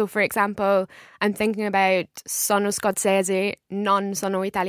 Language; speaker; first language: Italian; non-native, learner; English